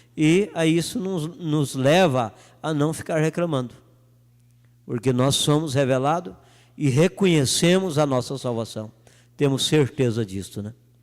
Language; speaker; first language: Portuguese; native; Portuguese